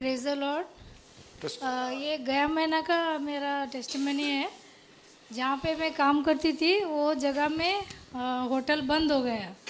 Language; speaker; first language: Hindi; non-native, local second language; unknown